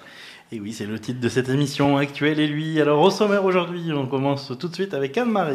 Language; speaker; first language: French; native; French